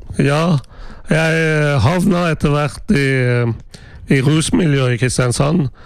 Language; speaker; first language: Norwegian; early bilingual, other home language; Persian